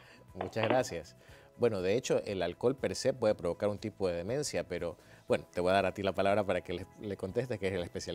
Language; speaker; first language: Spanish; native; Spanish